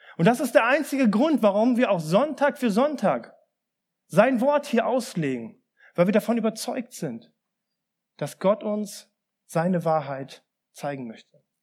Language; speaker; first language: German; early bilingual, other home language; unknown